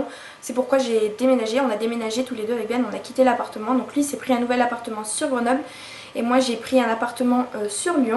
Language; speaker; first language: French; native; French